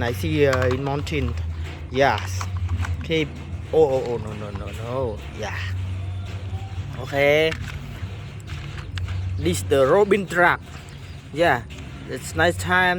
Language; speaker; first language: English; non-native, learner; Indonesian